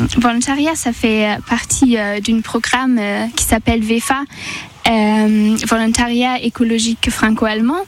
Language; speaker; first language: French; non-native, learner; German